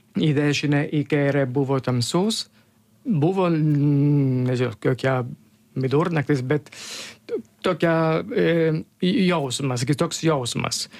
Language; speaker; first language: Lithuanian; non-native, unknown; Italian